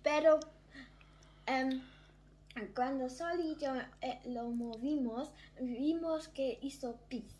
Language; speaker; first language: Spanish; early bilingual, heritage; German